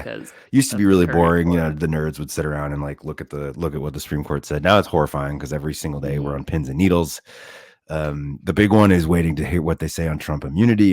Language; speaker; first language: English; native; English